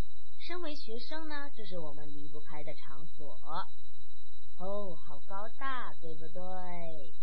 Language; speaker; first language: Chinese; non-native, fluent; Mongolian